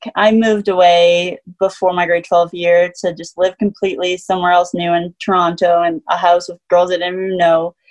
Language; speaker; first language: English; native; English